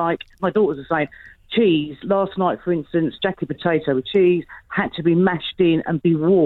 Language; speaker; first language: English; native; English